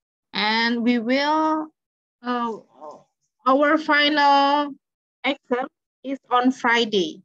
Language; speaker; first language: English; non-native, fluent; Indonesian